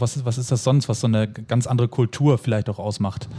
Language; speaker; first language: German; native; German